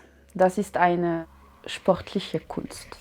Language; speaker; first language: German; non-native, learner; French